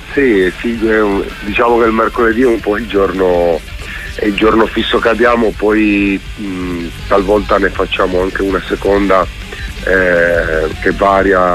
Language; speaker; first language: Italian; native; Italian